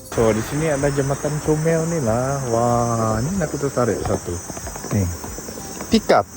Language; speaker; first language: Malay; non-native, local second language; Iban